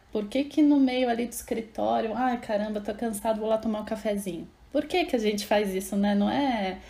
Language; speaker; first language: Portuguese; native; Portuguese